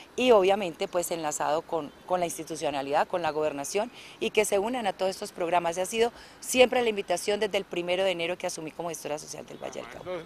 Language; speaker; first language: Spanish; native; Spanish